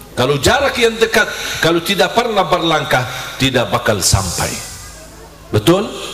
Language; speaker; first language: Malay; non-native, fluent; Arabic